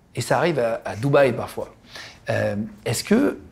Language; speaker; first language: French; native; French